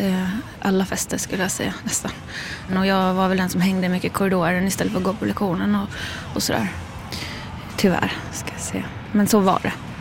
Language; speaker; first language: Swedish; native; Swedish